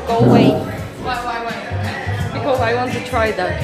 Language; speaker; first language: English; non-native, learner; Korean